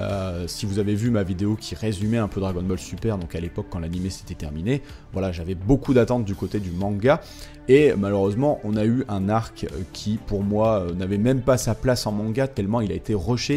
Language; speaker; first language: French; native; French